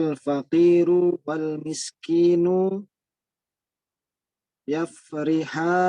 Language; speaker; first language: Arabic; non-native, learner; Indonesian